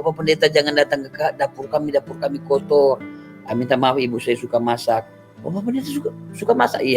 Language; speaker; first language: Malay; non-native, local second language; Achinese